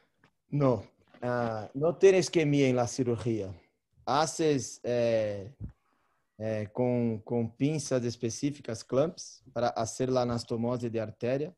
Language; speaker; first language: Spanish; non-native, learner; Portuguese